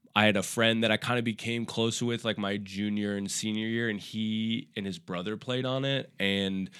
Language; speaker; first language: English; native; English